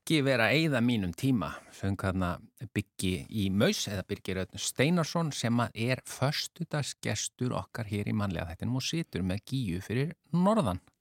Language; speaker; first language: Icelandic; native; Icelandic